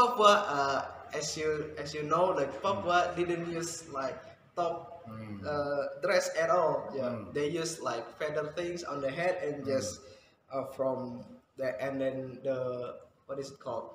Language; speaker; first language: English; non-native, fluent; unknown